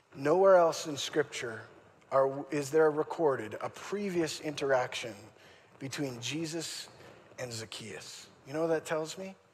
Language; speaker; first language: English; native; English